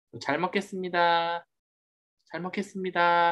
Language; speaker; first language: Korean; non-native, fluent; Filipino